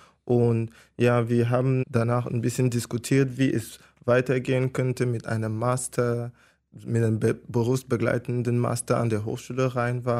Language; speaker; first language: German; non-native, fluent; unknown